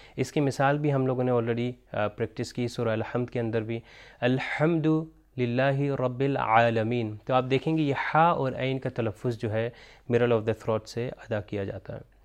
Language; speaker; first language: Urdu; native; Urdu